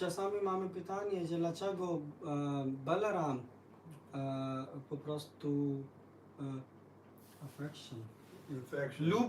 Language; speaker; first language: Polish; non-native, learner; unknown